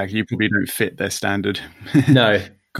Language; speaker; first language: English; native; English